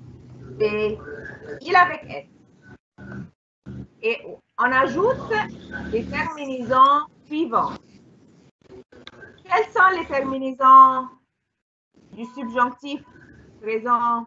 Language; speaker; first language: French; non-native, fluent; Arabic